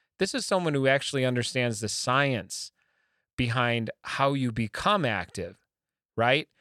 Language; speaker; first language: English; native; English